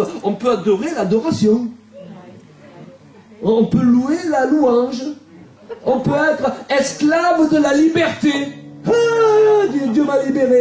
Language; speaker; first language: French; native; French